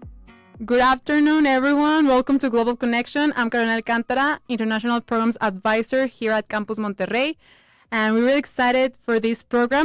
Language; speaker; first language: English; non-native, fluent; Spanish